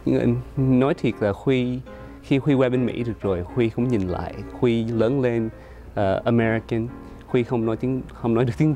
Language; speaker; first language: Vietnamese; early bilingual, other home language; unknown